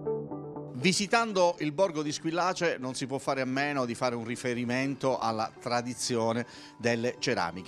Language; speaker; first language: Italian; native; Italian